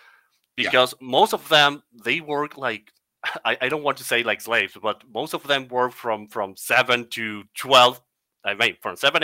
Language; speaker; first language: English; non-native, fluent; Spanish